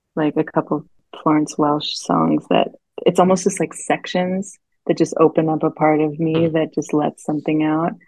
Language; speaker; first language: English; native; English